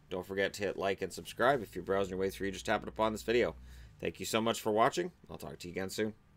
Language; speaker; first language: English; native; English